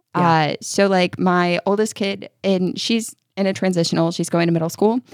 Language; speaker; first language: English; native; English